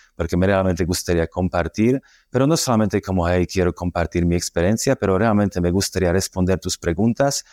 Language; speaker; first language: Spanish; non-native, fluent; Slovak